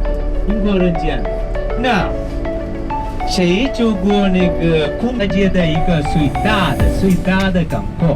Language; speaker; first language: Chinese; non-native, learner; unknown